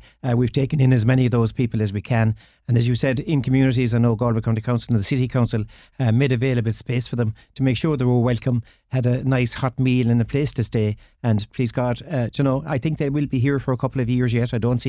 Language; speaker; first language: English; native; English